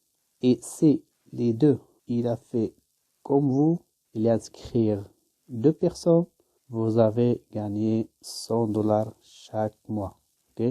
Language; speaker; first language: French; non-native, learner; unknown